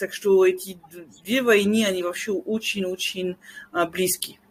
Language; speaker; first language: Russian; non-native, fluent; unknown